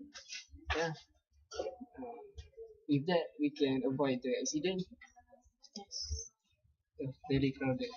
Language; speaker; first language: English; non-native, local second language; Malay